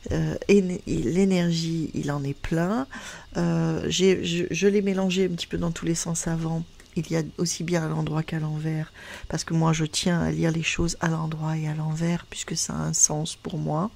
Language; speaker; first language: French; native; French